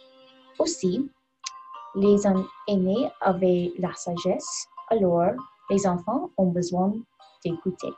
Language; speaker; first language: French; non-native, learner; English